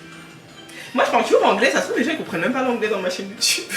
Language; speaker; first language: French; native; French